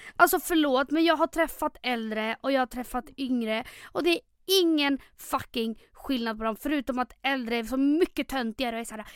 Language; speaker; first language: Swedish; early bilingual, other home language; Spanish